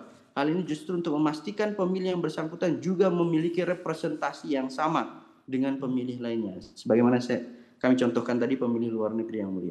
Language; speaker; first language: Indonesian; native; Indonesian